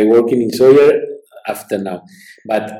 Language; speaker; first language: English; non-native, learner; Spanish